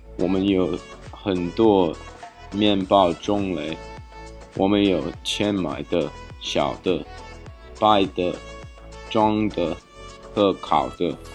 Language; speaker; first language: Chinese; non-native, learner; English